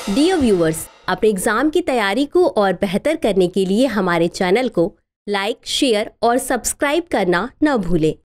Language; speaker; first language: Hindi; native; Hindi